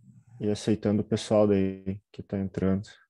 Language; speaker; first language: Portuguese; native; Portuguese